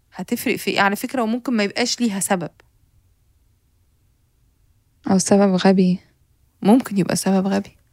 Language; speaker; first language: Arabic; native; Arabic